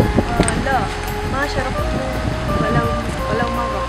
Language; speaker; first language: Arabic; non-native, learner; Malay